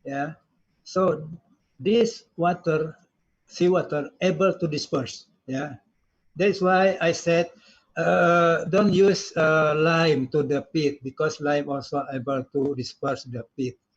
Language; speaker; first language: English; non-native, learner; Indonesian